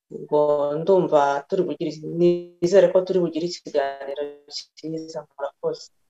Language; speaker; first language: Kinyarwanda; early bilingual, other home language; Rundi